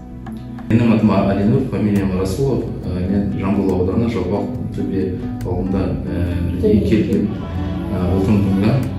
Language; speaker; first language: Kazakh; non-native, learner; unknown